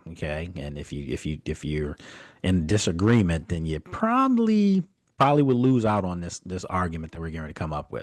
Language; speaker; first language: English; native; English